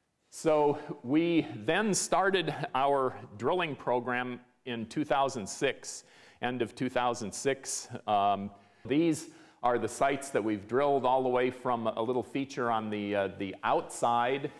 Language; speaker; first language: English; native; English